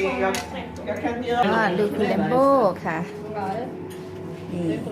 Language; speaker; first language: Swedish; non-native, learner; Thai